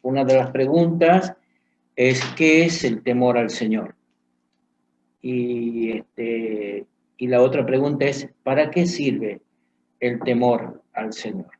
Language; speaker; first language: Spanish; native; Spanish